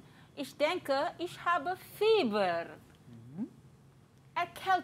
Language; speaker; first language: German; non-native, learner; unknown